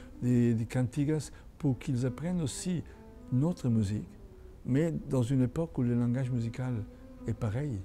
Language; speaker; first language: French; non-native, fluent; Catalan